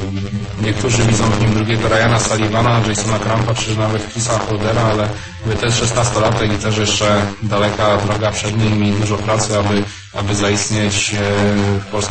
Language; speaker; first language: Polish; native; Polish